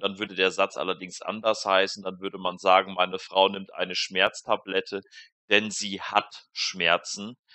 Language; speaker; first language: German; native; German